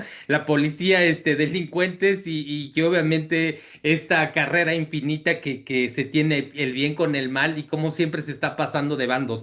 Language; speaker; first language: Spanish; native; Spanish